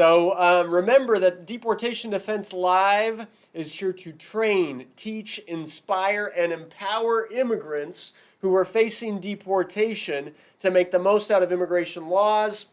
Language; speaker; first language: English; native; English